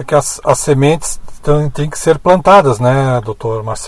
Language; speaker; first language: Portuguese; native; Portuguese